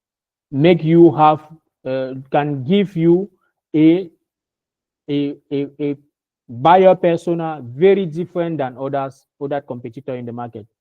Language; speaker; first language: English; non-native, learner; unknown